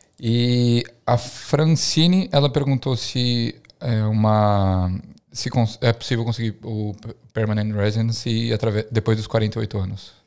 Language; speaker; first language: Portuguese; native; Portuguese